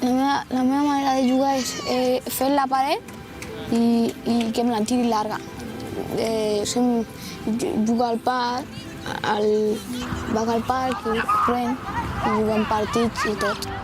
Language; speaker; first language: Catalan; early bilingual, other home language; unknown